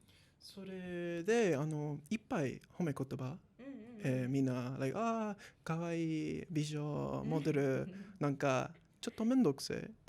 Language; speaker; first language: Japanese; non-native, learner; English